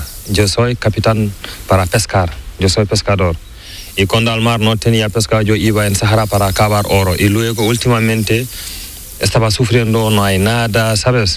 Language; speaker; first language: Spanish; non-native, learner; Fula